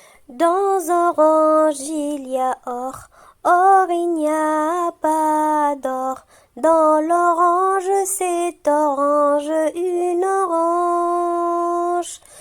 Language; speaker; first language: French; non-native, local second language; Arabic